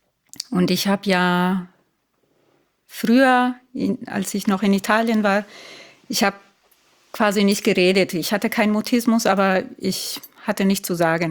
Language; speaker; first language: German; non-native, fluent; Italian